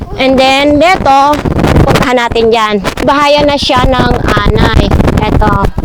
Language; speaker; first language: Filipino; non-native, local second language; Masbatenyo